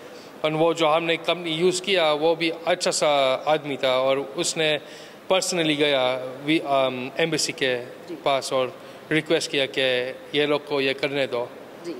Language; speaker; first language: Hindi; early bilingual, heritage; Hindi